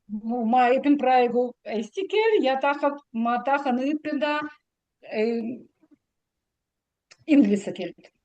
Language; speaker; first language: Estonian; non-native, learner; Russian